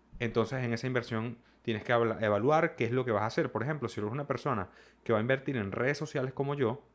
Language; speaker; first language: Spanish; native; Spanish